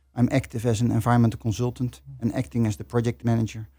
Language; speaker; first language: English; non-native, fluent; Dutch